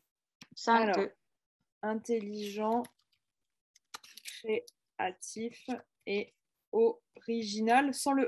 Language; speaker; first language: French; non-native, fluent; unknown